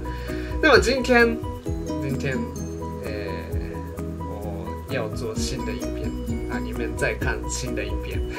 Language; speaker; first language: Chinese; non-native, fluent; Japanese